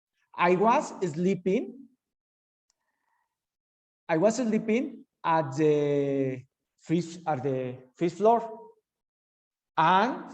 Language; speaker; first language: English; non-native, learner; Spanish